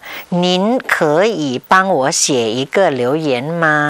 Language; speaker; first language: Chinese; non-native, fluent; Thai